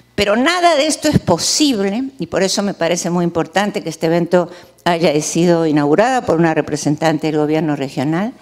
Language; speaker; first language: Spanish; native; Spanish